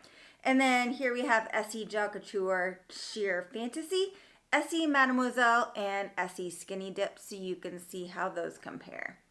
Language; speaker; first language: English; native; English